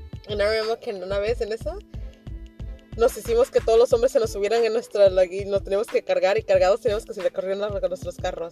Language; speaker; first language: Spanish; early bilingual, heritage; Spanish